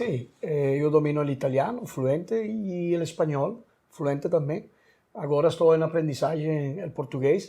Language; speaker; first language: Portuguese; non-native, learner; Spanish